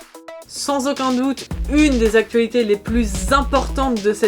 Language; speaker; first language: French; native; French